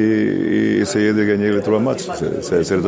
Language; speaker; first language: French; non-native, learner; Catalan